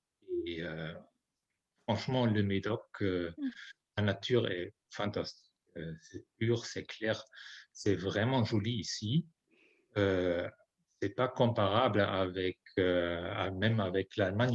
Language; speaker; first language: French; non-native, fluent; German